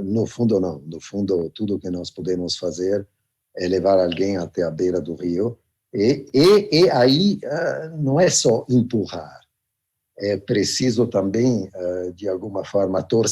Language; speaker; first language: Portuguese; non-native, fluent; Italian